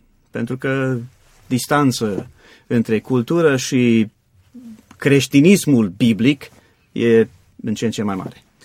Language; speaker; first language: Romanian; non-native, fluent; English